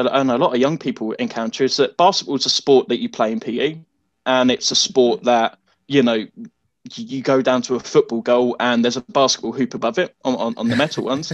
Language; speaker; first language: English; native; English